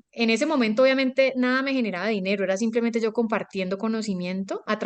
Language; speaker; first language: Spanish; native; Spanish